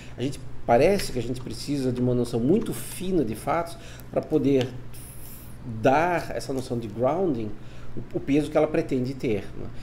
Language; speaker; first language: Portuguese; native; Portuguese